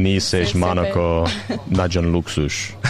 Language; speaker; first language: Hungarian; non-native, learner; English